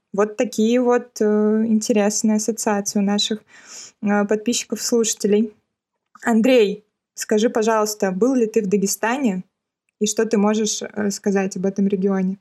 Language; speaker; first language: Russian; native; Russian